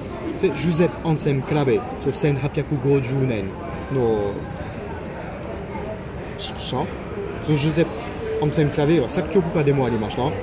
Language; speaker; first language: Japanese; non-native, fluent; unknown